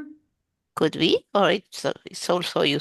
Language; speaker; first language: English; non-native, fluent; Spanish